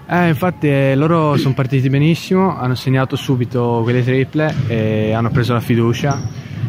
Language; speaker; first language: Italian; non-native, fluent; Estonian